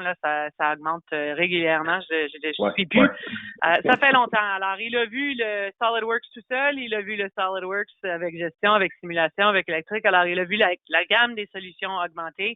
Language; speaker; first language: French; native; French